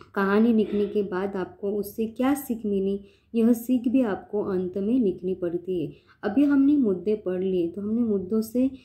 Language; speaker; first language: Hindi; non-native, local second language; Marathi